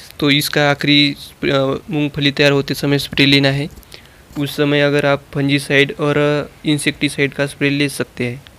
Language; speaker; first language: Hindi; non-native, local second language; Marathi